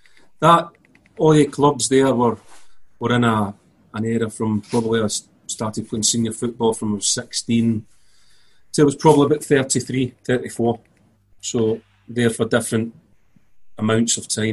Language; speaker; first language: English; native; English